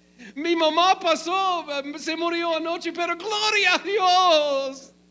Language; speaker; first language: Spanish; non-native, fluent; English